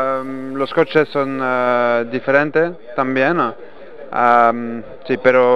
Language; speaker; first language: Spanish; non-native, fluent; French